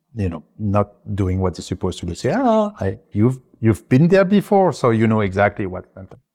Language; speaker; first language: English; non-native, fluent; French